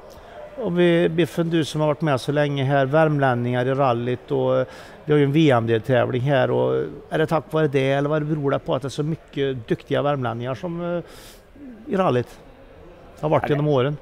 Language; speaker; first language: Swedish; native; Swedish